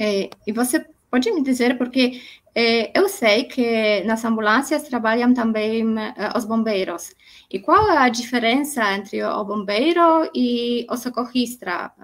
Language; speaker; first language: Portuguese; non-native, learner; Polish